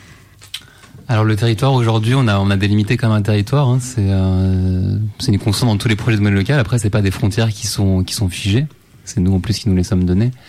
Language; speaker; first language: French; native; French